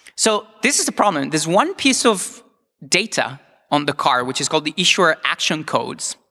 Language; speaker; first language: English; non-native, fluent; Italian